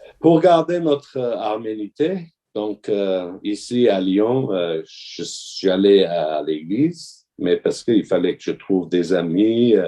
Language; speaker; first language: French; non-native, fluent; Armenian